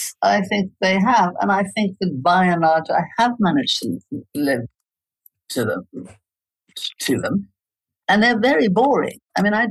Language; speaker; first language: English; native; English